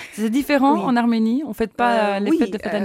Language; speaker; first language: French; native; French